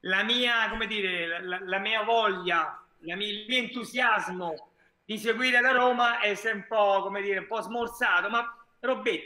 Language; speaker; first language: Italian; native; Italian